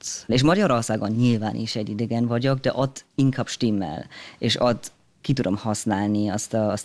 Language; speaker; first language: Hungarian; early bilingual, heritage; German